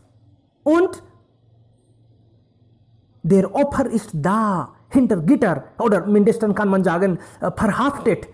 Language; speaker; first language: German; non-native, fluent; Hindi